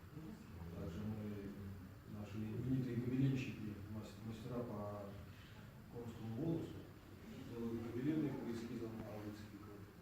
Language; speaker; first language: Russian; native; Russian